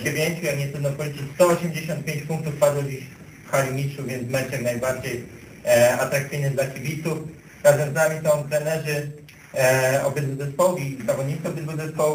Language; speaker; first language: Polish; native; Polish